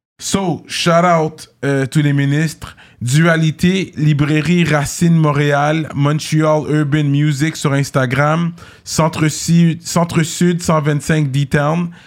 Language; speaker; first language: French; native; French